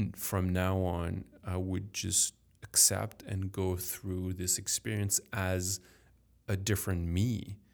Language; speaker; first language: English; non-native, fluent; French